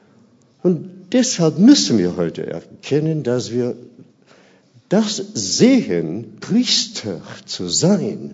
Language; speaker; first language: German; non-native, fluent; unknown